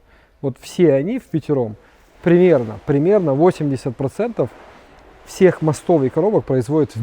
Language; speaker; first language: Russian; native; Russian